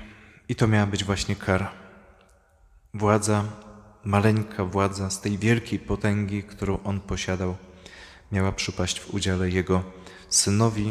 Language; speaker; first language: Polish; native; Polish